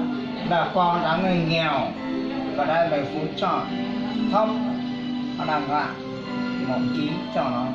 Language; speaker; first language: Vietnamese; non-native, local second language; Hmong